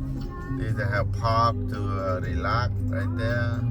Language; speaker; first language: English; non-native, learner; Khmer